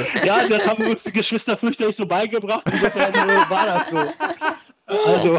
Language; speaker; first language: German; early bilingual, other home language; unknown